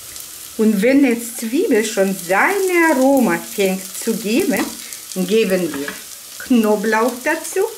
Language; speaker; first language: German; non-native, fluent; Russian